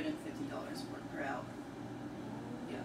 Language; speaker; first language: English; non-native, learner; Chinese